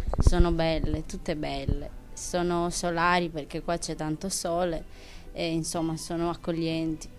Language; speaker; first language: Italian; non-native, fluent; Romanian